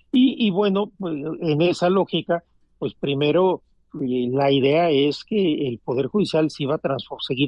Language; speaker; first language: Spanish; native; Spanish